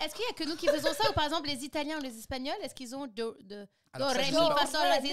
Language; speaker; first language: French; native; French